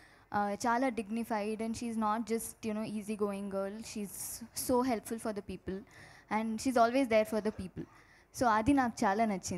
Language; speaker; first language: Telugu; non-native, learner; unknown